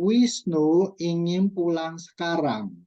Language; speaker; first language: Indonesian; non-native, fluent; Chinese